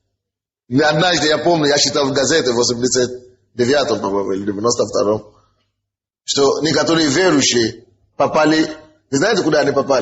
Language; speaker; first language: Russian; non-native, fluent; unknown